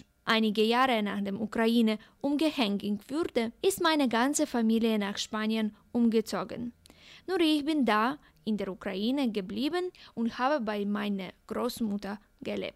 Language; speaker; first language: German; non-native, fluent; Ukrainian